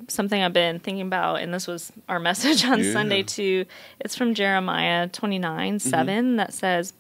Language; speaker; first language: English; native; English